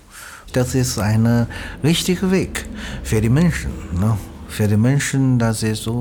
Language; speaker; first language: German; non-native, learner; Chinese